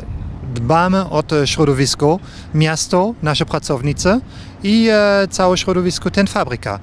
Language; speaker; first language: Polish; non-native, learner; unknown